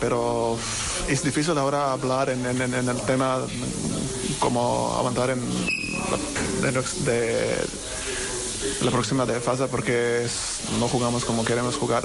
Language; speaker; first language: Spanish; non-native, learner; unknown